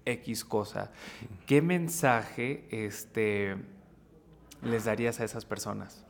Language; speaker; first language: Spanish; early bilingual, heritage; Spanish